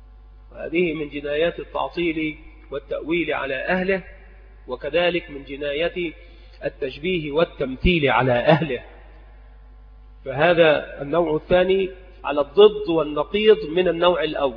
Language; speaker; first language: Arabic; native; Arabic